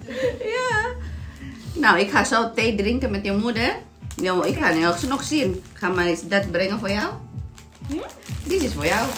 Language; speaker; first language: Dutch; non-native, learner; Indonesian